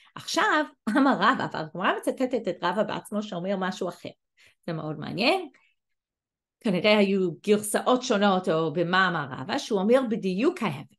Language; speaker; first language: Hebrew; non-native, fluent; English